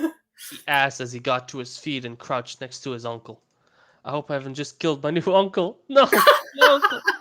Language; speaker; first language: English; native; English